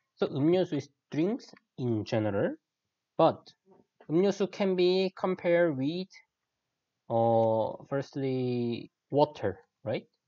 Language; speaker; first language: English; non-native, fluent; Korean